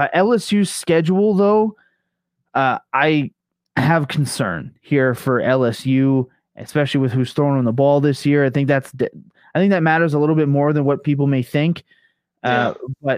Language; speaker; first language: English; native; English